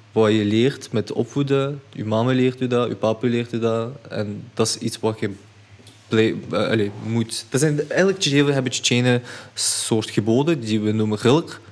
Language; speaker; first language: Dutch; early bilingual, other home language; Chechen